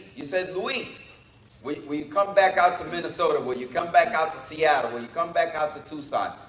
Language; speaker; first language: English; early bilingual, other home language; Spanish